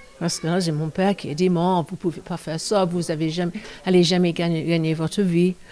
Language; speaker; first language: French; non-native, fluent; English